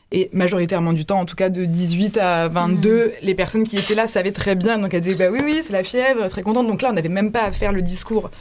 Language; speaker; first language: French; native; French